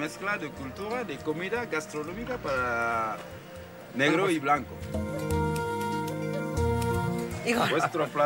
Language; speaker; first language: Spanish; non-native, fluent; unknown